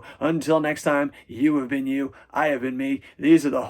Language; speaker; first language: English; native; English